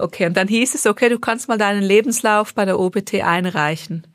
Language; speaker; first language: German; native; German